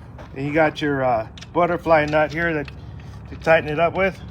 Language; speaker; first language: English; native; English